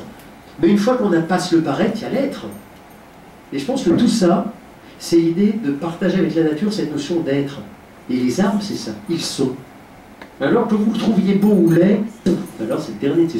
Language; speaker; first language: French; native; French